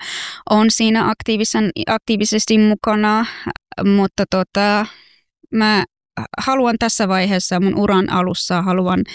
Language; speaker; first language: Finnish; non-native, fluent; Persian